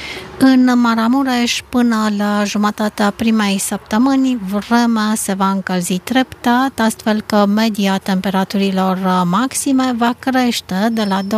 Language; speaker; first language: Romanian; native; Romanian